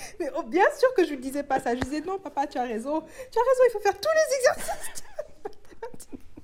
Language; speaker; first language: French; non-native, local second language; Wolof